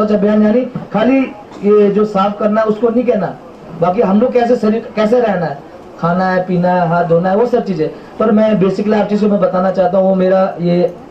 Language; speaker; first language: Hindi; non-native, local second language; Manipuri